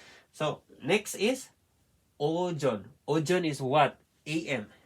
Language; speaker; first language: English; non-native, learner; Filipino